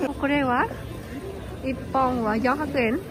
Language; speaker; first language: Japanese; non-native, learner; Vietnamese